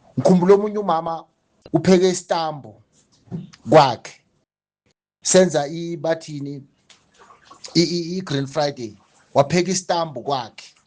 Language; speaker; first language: Zulu; non-native, local second language; Tswana